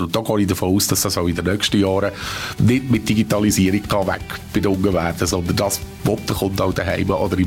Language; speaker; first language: German; native; German